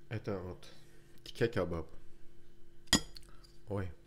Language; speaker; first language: Russian; non-native, local second language; Azerbaijani